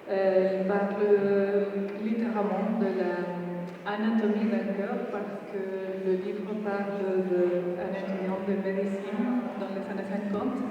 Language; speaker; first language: French; non-native, fluent; Spanish